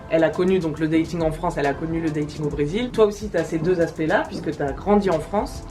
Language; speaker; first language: French; native; French